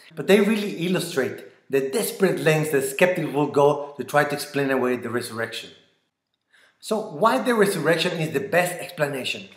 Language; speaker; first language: English; non-native, fluent; Spanish